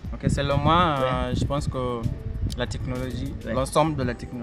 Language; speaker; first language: French; non-native, learner; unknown